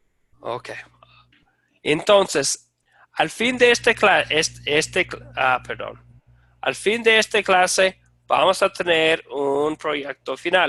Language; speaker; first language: Spanish; non-native, fluent; English